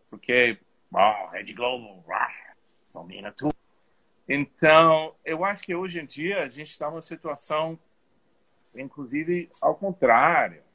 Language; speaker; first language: Portuguese; non-native, fluent; English